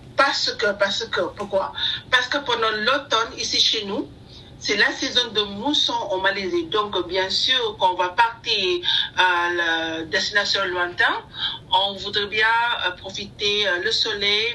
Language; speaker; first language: French; non-native, learner; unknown